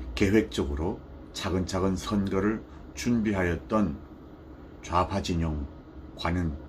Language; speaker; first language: Korean; native; Korean